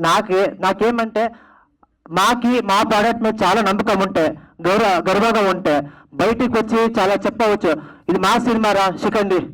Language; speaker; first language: Telugu; non-native, learner; Kannada